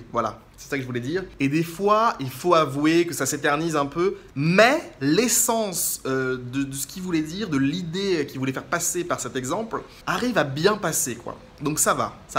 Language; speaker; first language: French; native; French